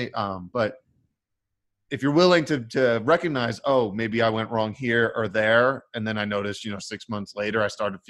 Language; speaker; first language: English; native; English